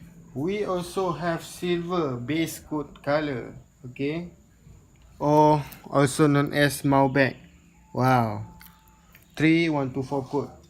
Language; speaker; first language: English; non-native, local second language; Malay